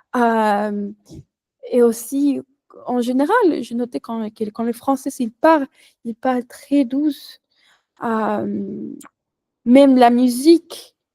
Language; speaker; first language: French; non-native, learner; Spanish